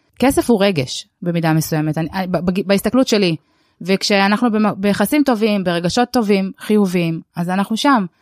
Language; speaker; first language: Hebrew; early bilingual, other home language; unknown